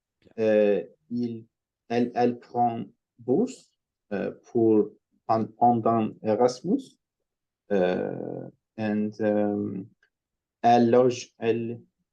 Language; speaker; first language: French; non-native, learner; Turkish